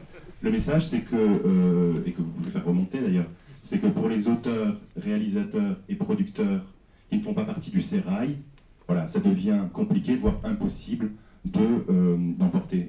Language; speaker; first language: French; native; French